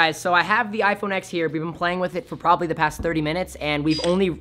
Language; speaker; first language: English; native; English